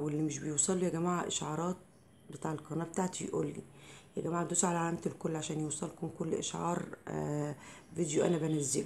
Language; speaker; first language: Arabic; native; Arabic